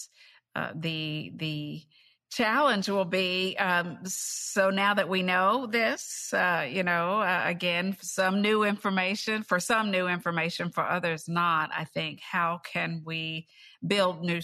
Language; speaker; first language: English; native; English